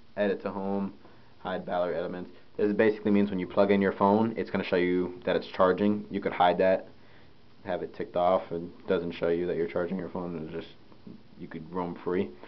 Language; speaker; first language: English; native; English